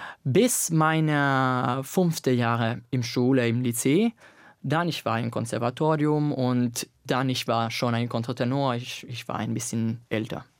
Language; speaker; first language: German; non-native, learner; Italian